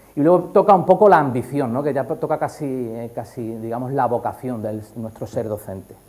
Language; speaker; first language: Spanish; native; Spanish